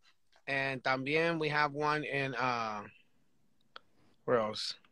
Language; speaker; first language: English; native; English